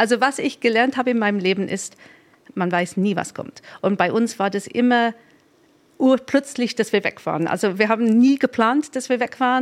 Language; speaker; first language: German; non-native, fluent; English